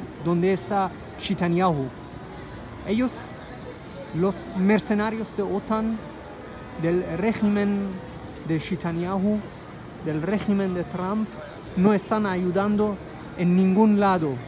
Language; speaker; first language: Spanish; non-native, fluent; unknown